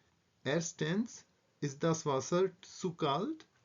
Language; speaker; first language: German; non-native, learner; Hindi